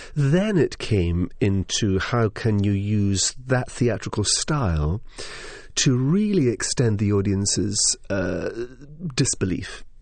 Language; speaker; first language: English; native; English